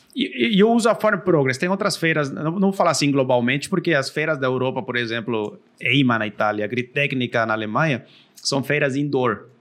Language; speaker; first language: Portuguese; non-native, fluent; Spanish